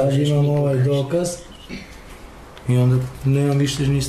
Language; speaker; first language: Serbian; non-native, local second language; Romany